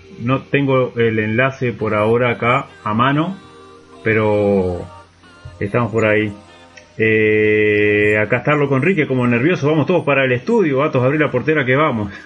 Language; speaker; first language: Spanish; native; Spanish